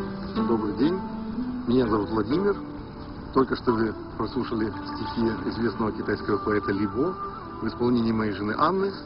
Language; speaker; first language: Russian; native; Russian